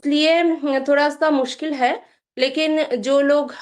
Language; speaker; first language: Hindi; non-native, local second language; Bangla